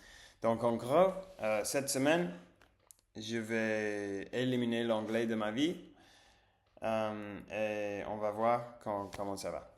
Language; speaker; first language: French; non-native, learner; English